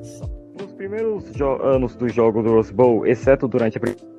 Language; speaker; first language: Portuguese; native; Portuguese